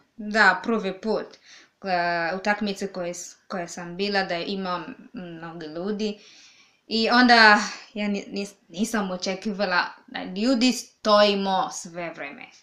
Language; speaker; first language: Serbian; non-native, learner; Swahili